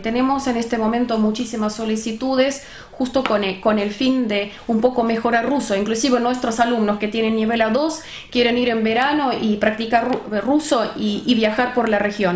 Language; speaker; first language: Spanish; non-native, fluent; Russian